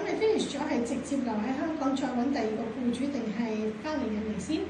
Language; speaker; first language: Cantonese; native; Cantonese